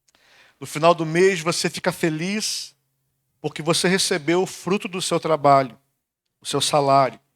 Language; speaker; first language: Portuguese; native; Portuguese